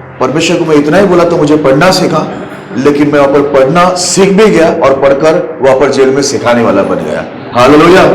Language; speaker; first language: Hindi; non-native, local second language; Marathi